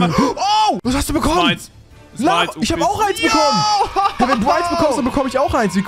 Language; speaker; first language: German; native; German